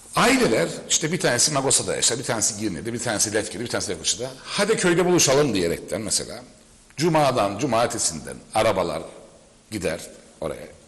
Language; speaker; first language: Turkish; native; Turkish